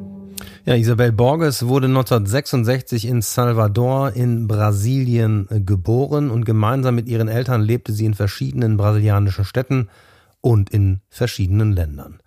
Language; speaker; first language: German; native; German